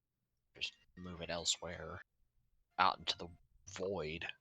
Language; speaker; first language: English; native; English